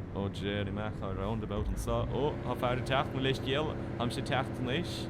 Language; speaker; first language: Irish; native; Irish